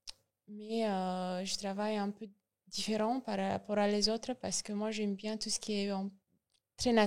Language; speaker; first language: French; non-native, learner; Romanian